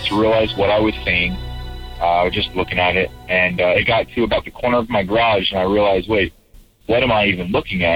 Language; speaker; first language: English; native; English